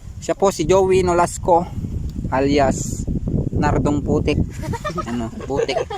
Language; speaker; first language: Filipino; non-native, local second language; Pampanga